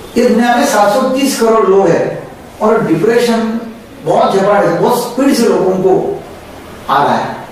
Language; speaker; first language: Hindi; non-native, local second language; Marathi